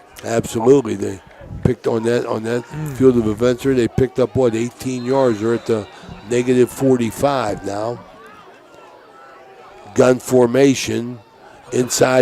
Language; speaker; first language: English; native; English